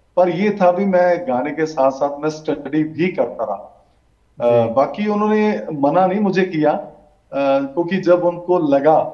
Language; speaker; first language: Hindi; native; Hindi